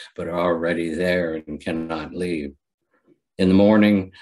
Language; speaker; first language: English; native; English